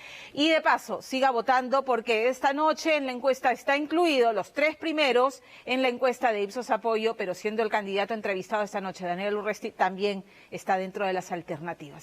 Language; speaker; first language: Spanish; native; Spanish